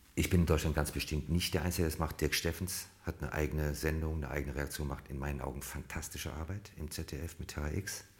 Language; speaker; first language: German; native; German